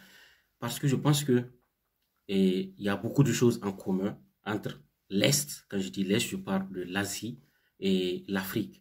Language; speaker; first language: French; non-native, local second language; Hausa